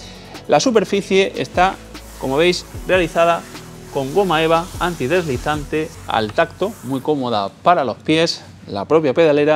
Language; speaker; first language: Spanish; native; Spanish